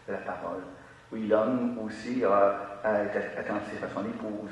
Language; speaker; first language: French; native; French